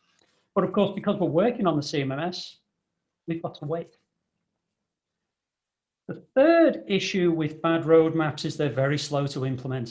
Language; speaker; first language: English; native; English